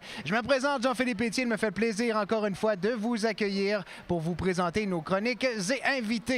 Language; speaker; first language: French; native; French